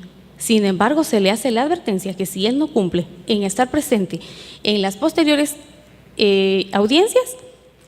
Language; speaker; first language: Spanish; native; Spanish